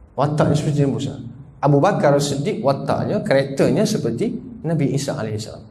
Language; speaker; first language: Malay; native; Malay